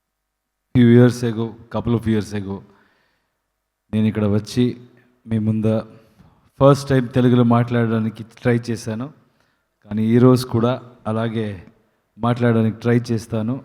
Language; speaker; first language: Telugu; non-native, learner; Kannada